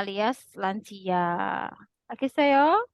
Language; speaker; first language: Korean; non-native, fluent; Indonesian